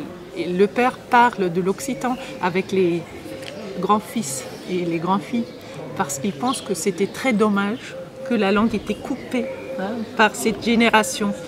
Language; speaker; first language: French; non-native, fluent; German